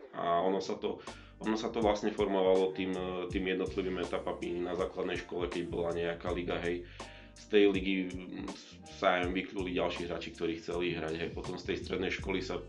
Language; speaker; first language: Slovak; native; Slovak